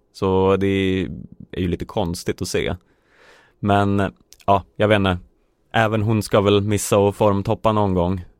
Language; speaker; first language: Swedish; native; Swedish